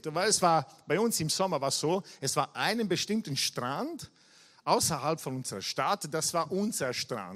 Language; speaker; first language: German; non-native, fluent; Italian